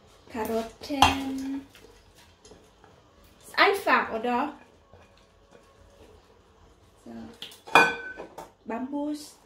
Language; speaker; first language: German; non-native, learner; Thai